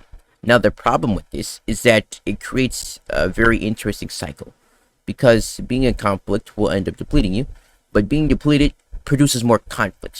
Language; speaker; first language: English; native; English